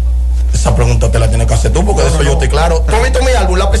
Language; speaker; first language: Spanish; native; Spanish